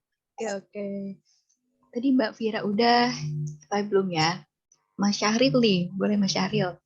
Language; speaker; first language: Indonesian; native; Indonesian